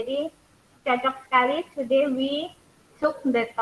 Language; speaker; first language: English; non-native, learner; Indonesian